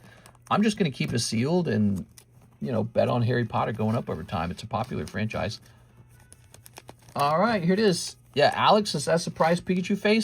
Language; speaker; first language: English; native; English